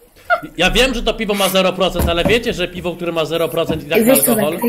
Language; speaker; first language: Polish; native; Polish